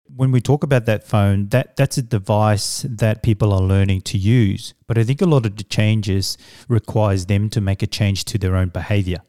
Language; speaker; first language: English; early bilingual, other home language; Samoan